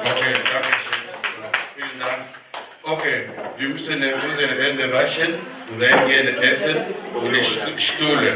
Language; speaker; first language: German; non-native, learner; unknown